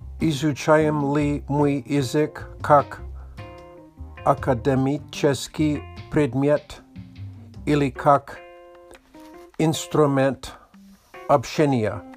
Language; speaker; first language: Polish; non-native, learner; Russian